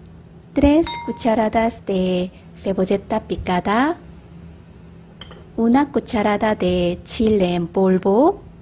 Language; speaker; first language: Spanish; non-native, fluent; Korean